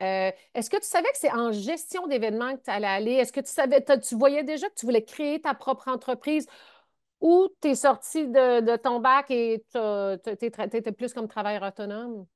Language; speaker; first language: French; native; French